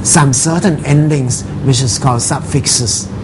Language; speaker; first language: English; non-native, fluent; Thai